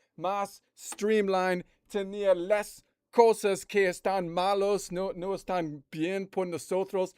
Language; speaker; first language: Spanish; non-native, learner; English